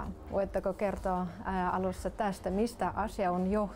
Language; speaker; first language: Finnish; non-native, local second language; Russian